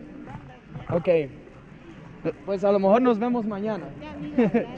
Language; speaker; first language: Spanish; non-native, learner; English